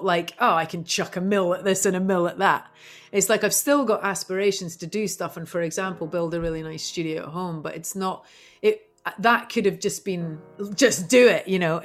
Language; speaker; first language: English; native; English